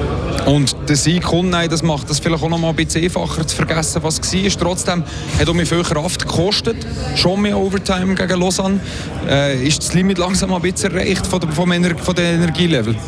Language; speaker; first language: German; native; German